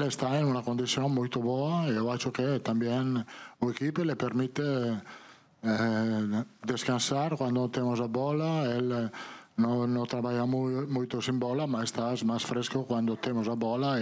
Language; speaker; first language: Portuguese; non-native, fluent; Italian